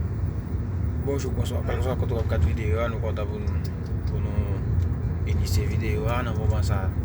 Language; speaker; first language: French; non-native, learner; Haitian Creole